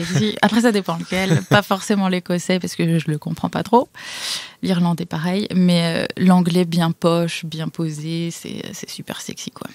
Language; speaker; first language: French; native; French